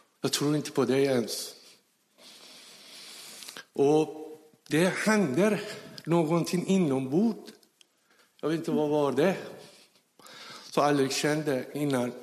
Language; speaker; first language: Swedish; non-native, fluent; Persian